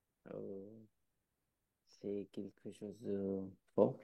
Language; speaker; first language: French; non-native, learner; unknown